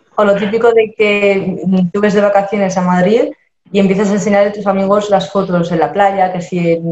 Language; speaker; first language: Spanish; early bilingual, other home language; Arabic